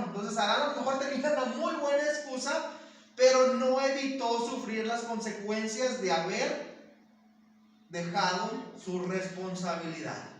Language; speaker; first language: Spanish; native; Spanish